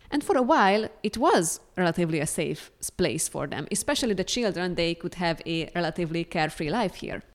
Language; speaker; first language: English; non-native, fluent; Hungarian